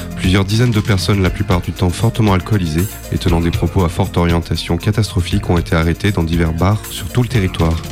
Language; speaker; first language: French; native; French